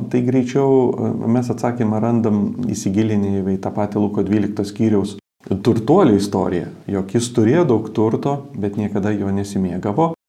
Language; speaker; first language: Lithuanian; native; Lithuanian